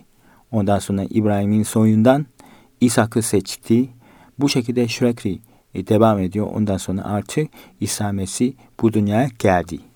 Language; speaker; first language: Turkish; non-native, fluent; Korean